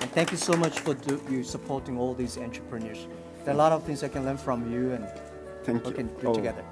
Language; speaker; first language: English; non-native, fluent; Chinese